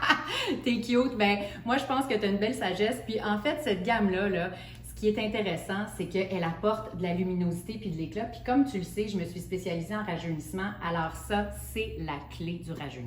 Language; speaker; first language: French; native; French